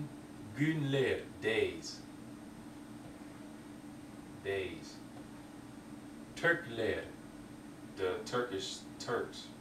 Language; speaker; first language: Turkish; non-native, learner; English